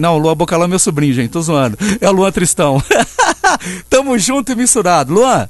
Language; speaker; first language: Portuguese; native; Portuguese